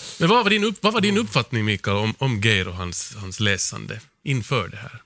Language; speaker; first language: Swedish; native; Swedish